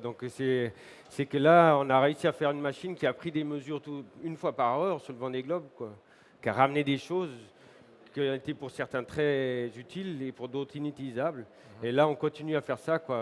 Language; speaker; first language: French; native; French